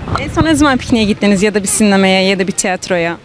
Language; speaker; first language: Turkish; native; Turkish